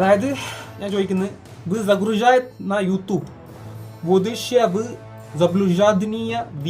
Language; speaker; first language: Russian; non-native, learner; Malayalam